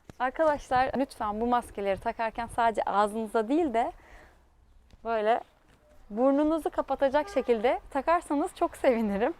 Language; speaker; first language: Turkish; native; Turkish